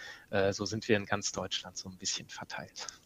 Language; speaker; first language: German; native; German